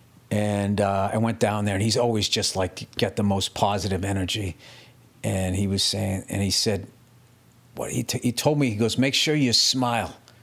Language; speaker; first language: English; native; English